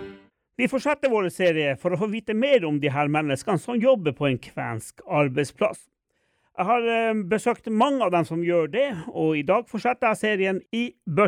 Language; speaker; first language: Norwegian; native; Norwegian